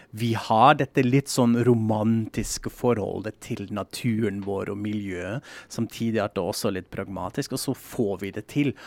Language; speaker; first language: Norwegian; non-native, fluent; German